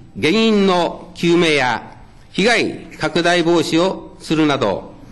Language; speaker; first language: Japanese; native; Japanese